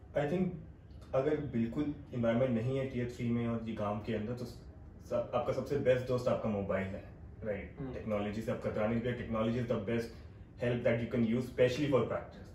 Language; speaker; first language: Hindi; non-native, local second language; Punjabi